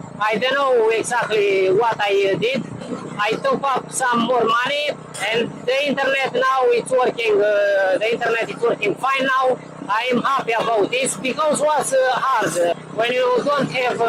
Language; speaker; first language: English; non-native, learner; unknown